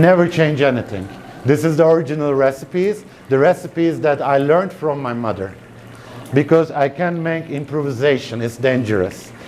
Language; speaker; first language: English; non-native, fluent; Turkish